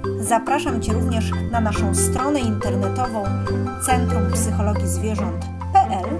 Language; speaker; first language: Polish; native; Polish